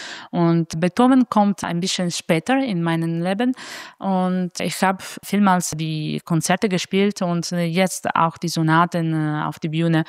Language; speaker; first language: German; non-native, fluent; Italian